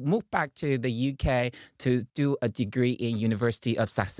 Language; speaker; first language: English; non-native, fluent; Chinese